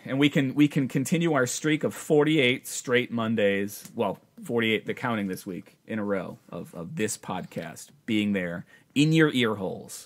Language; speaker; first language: English; native; English